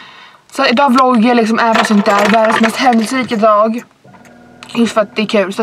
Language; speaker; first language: Swedish; native; Swedish